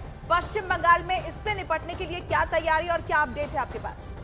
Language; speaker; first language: Hindi; native; Hindi